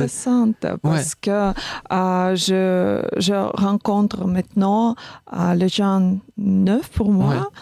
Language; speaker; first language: French; non-native, learner; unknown